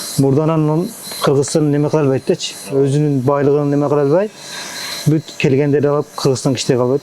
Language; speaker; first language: Kyrgyz; early bilingual, heritage; Kyrgyz